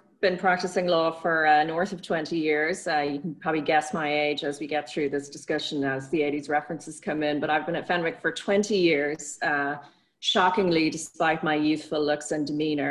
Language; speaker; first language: English; native; English